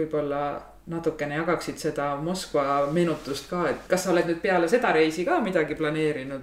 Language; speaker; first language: Estonian; native; Estonian